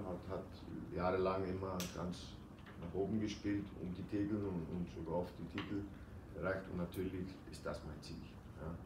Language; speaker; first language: German; non-native, fluent; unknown